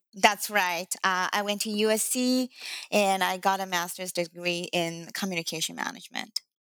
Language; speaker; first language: English; non-native, fluent; Chinese